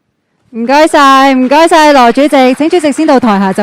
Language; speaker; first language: Cantonese; native; Cantonese